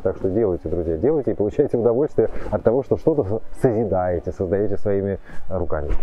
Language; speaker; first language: Russian; native; Russian